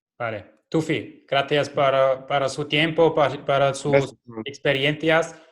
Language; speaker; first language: Spanish; non-native, learner; German